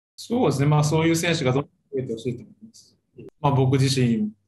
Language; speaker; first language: Japanese; native; Japanese